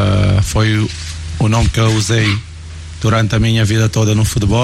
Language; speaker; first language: Portuguese; non-native, local second language; Kabuverdianu